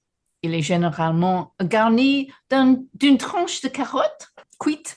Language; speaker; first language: French; non-native, fluent; English